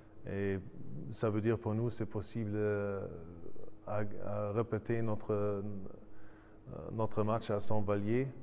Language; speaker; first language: French; non-native, fluent; German